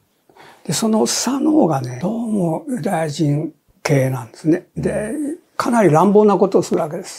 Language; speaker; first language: Japanese; native; Japanese